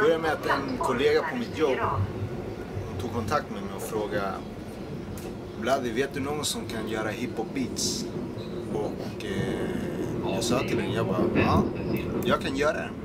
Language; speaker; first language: Swedish; early bilingual, other home language; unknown